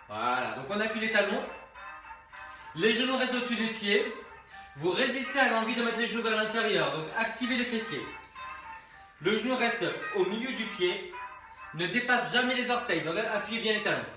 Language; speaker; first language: French; native; French